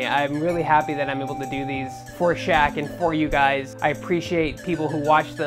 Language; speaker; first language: English; native; English